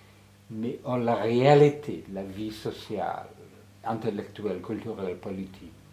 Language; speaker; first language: French; non-native, fluent; English